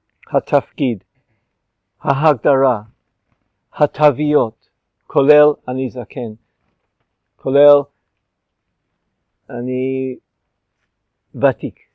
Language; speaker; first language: Hebrew; non-native, fluent; English